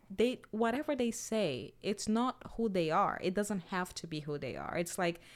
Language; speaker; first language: English; non-native, fluent; Portuguese